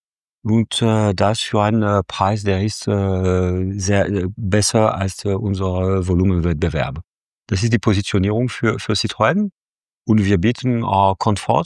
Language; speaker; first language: German; non-native, fluent; French